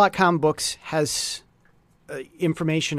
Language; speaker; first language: English; native; English